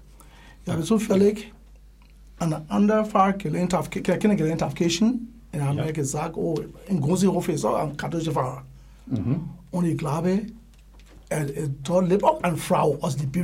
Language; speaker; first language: German; non-native, learner; English